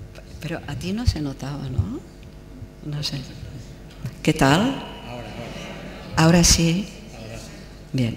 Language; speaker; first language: Spanish; non-native, fluent; Czech